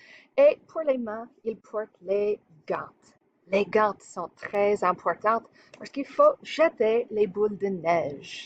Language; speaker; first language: French; non-native, fluent; English